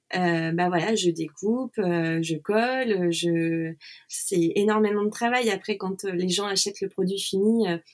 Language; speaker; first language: French; native; French